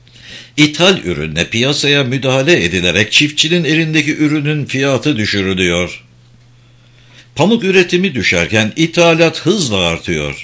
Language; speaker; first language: Turkish; native; Turkish